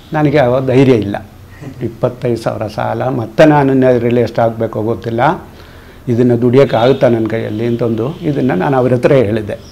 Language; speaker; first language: Kannada; non-native, fluent; Hindi